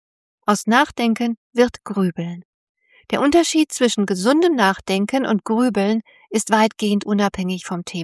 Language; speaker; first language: German; native; German